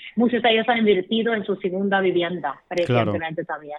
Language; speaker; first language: Spanish; non-native, fluent; Swedish